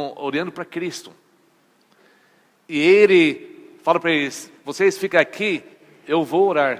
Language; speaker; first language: Portuguese; non-native, fluent; English